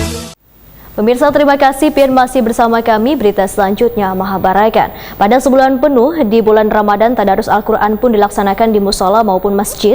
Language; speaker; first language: Indonesian; non-native, local second language; Banjar